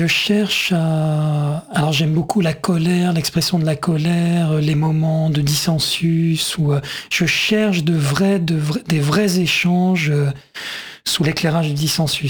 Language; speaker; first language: French; native; French